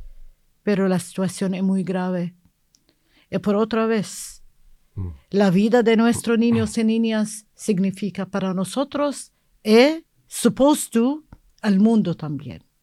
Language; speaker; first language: Spanish; non-native, learner; Arabic